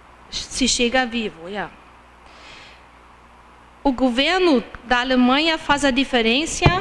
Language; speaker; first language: Portuguese; non-native, fluent; German